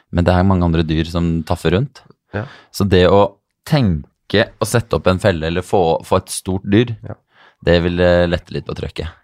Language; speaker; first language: Norwegian; native; Norwegian